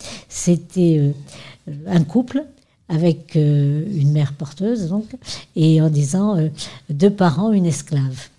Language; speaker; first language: French; native; French